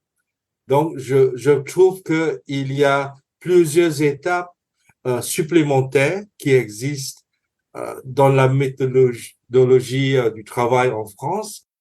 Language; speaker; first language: French; non-native, fluent; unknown